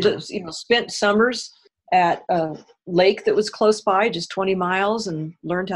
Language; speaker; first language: English; native; English